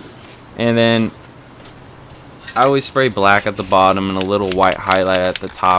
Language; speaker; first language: English; native; English